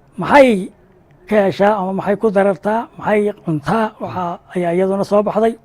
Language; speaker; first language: Somali; native; Somali